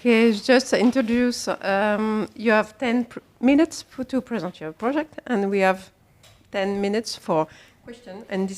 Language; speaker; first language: English; non-native, learner; French